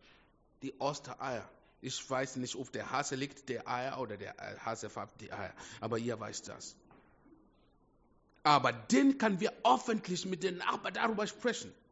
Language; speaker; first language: German; non-native, fluent; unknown